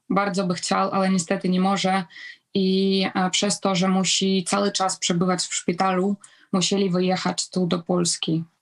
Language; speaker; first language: Polish; non-native, fluent; Ukrainian